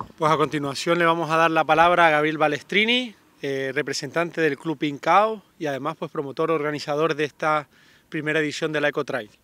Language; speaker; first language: Spanish; native; Spanish